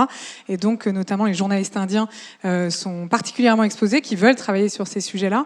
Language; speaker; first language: French; native; French